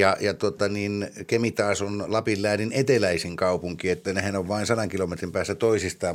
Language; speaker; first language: Finnish; native; Finnish